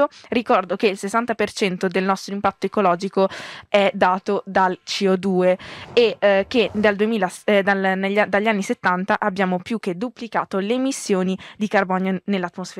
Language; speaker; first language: Italian; native; Italian